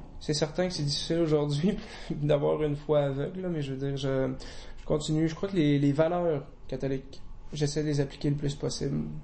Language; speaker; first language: French; native; French